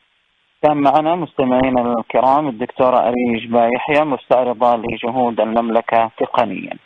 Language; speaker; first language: Arabic; native; Arabic